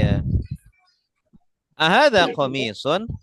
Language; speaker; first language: Indonesian; native; Indonesian